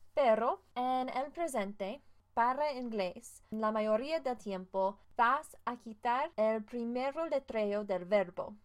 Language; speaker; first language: Spanish; non-native, fluent; English